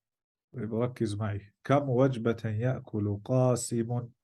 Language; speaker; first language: Arabic; non-native, fluent; English